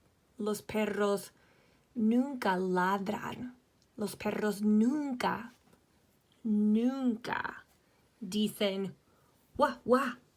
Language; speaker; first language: Spanish; non-native, fluent; English